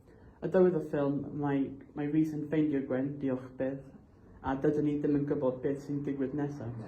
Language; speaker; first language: Welsh; non-native, local second language; English